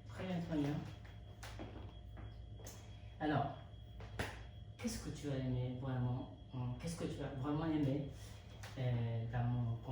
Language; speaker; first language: French; non-native, fluent; Japanese